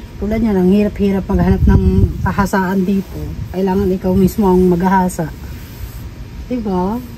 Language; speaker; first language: Filipino; native; Filipino